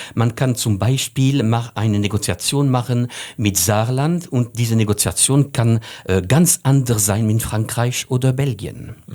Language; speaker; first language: German; non-native, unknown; French